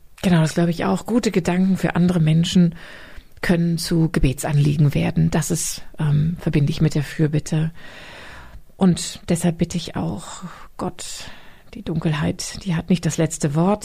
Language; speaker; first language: German; native; German